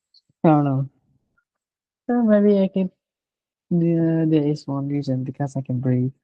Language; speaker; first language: English; non-native, learner; Vietnamese